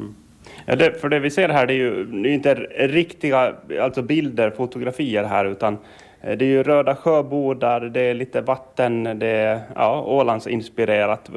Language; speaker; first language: Swedish; native; Swedish